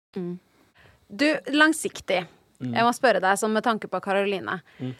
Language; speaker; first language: Norwegian; native; Norwegian